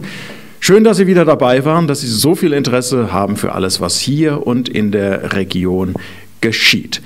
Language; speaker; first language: German; native; German